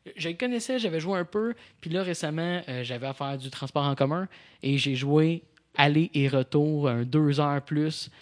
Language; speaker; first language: French; native; French